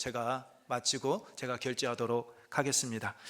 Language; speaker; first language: Korean; native; Korean